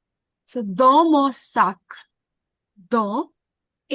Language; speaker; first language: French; non-native, fluent; Hindi